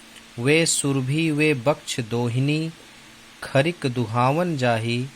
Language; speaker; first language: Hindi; native; Hindi